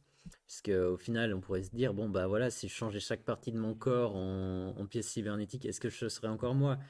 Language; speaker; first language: French; native; French